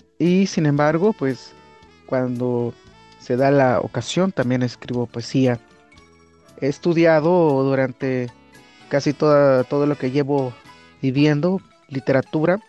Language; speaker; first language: Spanish; non-native, local second language; Tzotzil